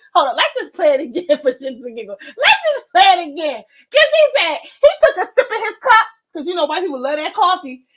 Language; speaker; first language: English; native; English